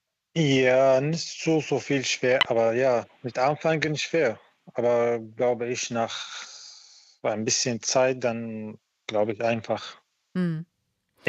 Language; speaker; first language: German; non-native, learner; Arabic